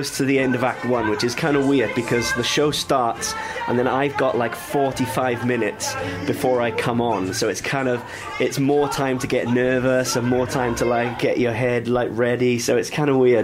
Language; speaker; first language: English; native; English